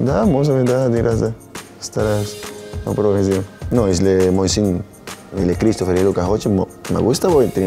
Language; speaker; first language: Russian; non-native, learner; Spanish